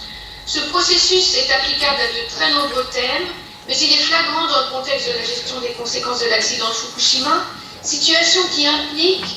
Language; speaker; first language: French; native; French